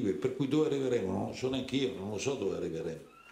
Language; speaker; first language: Italian; native; Italian